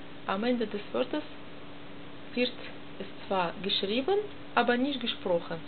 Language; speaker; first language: German; non-native, learner; Russian